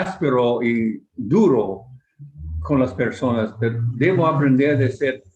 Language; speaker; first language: Spanish; non-native, fluent; English